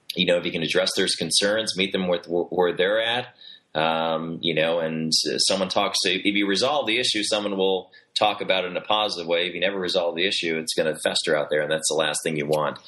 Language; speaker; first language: English; native; English